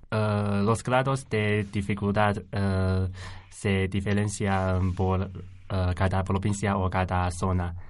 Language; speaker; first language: Spanish; non-native, learner; Chinese